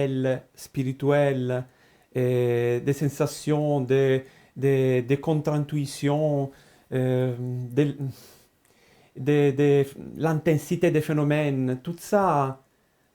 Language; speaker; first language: French; non-native, fluent; Italian